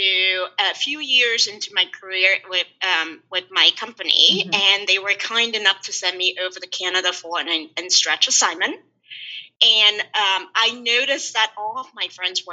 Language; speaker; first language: English; non-native, local second language; Cantonese